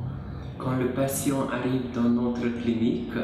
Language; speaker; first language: French; non-native, learner; Hungarian